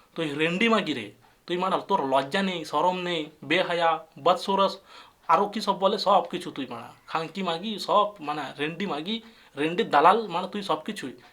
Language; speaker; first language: Bangla; non-native, local second language; Santali